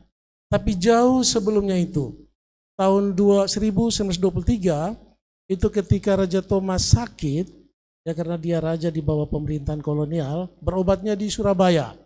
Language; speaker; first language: Indonesian; native; Indonesian